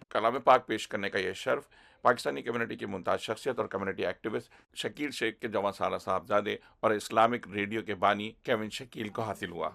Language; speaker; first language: Urdu; native; Urdu